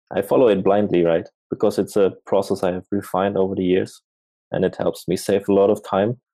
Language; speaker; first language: English; non-native, fluent; German